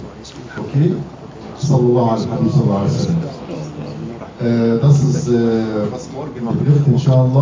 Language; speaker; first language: German; non-native, fluent; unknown